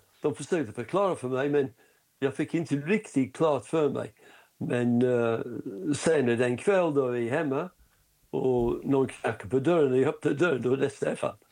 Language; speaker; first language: Swedish; non-native, fluent; English